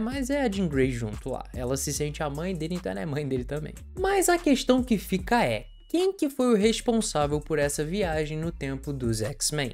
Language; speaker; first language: Portuguese; native; Portuguese